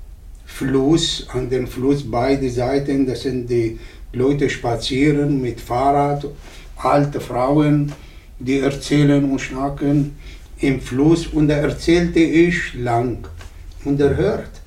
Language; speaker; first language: German; non-native, learner; Arabic